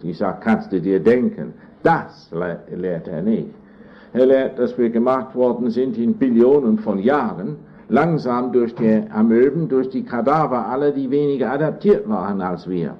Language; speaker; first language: German; non-native, fluent; English